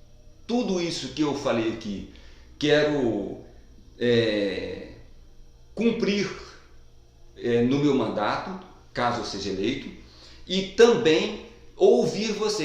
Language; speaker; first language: Portuguese; native; Portuguese